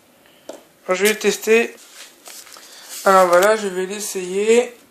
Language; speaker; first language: French; native; French